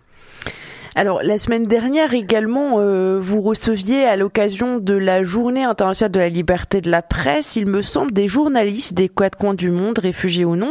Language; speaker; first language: French; native; French